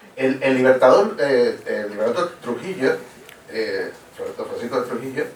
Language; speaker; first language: Spanish; native; Spanish